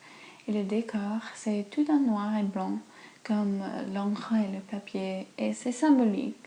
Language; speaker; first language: French; non-native, fluent; English